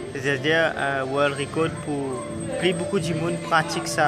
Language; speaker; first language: French; non-native, learner; Morisyen